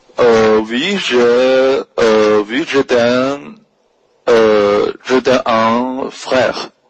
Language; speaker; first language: French; non-native, learner; Chinese